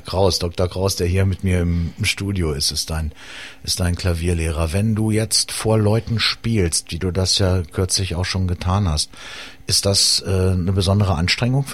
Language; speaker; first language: German; native; German